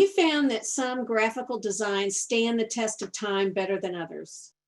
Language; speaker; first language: English; native; English